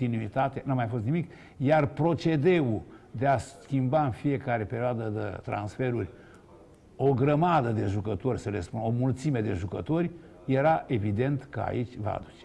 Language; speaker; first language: Romanian; native; Romanian